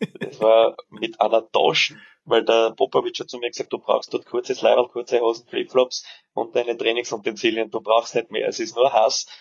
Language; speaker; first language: German; early bilingual, other home language; Serbian